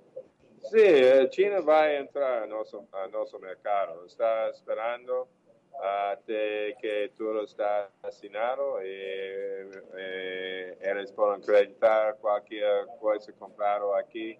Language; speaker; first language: Portuguese; non-native, learner; English